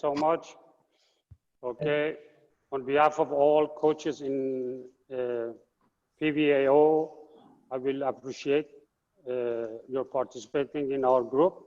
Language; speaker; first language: English; non-native, fluent; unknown